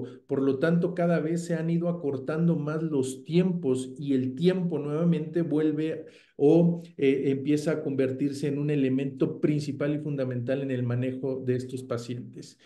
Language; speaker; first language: Spanish; native; Spanish